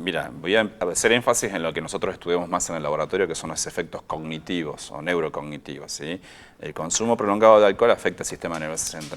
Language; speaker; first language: Spanish; native; Spanish